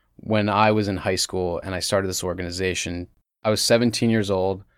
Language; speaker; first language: English; native; English